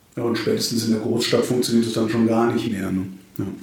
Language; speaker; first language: German; native; German